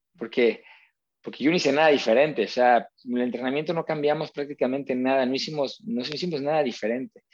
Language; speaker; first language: Spanish; native; Spanish